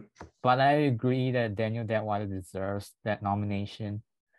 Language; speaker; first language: English; non-native, local second language; Chinese